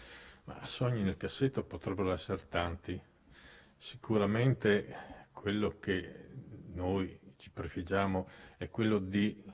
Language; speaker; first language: Italian; native; Italian